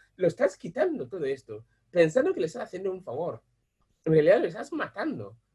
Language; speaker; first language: Spanish; non-native, fluent; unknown